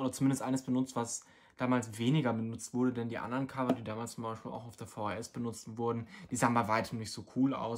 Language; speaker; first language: German; native; German